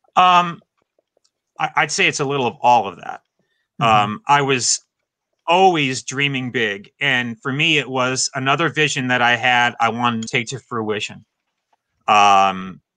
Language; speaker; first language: English; native; English